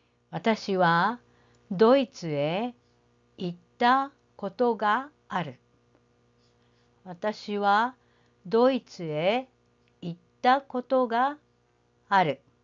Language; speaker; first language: Japanese; native; Japanese